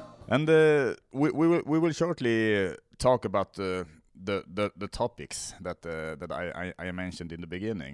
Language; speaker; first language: English; non-native, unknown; Swedish